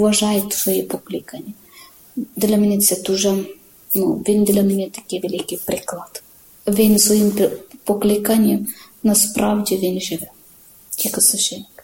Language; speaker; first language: Ukrainian; non-native, learner; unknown